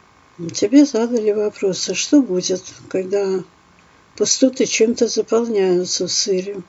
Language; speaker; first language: Russian; native; Russian